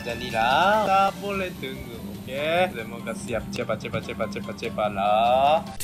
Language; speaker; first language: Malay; non-native, learner; Japanese